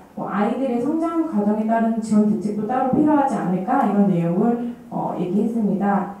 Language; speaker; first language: Korean; native; Korean